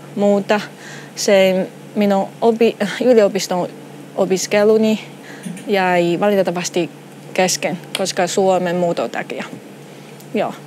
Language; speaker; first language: Finnish; non-native, learner; Chinese